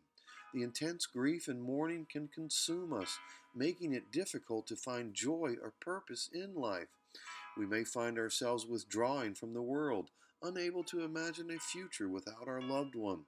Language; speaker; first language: English; native; English